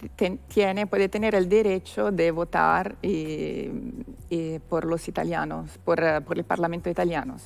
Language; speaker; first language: Spanish; non-native, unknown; Italian